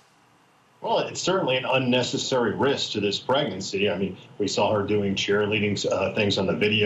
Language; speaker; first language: English; native; English